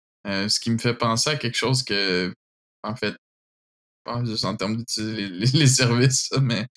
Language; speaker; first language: French; native; French